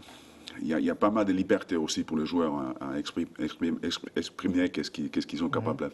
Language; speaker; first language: French; non-native, fluent; Finnish